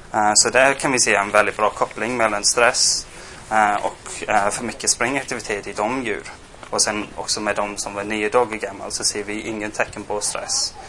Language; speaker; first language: Swedish; non-native, fluent; English